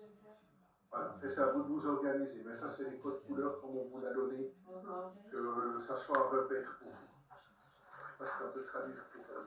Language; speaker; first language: French; native; French